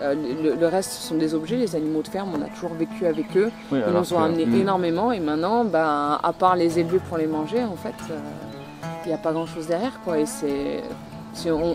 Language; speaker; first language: French; native; French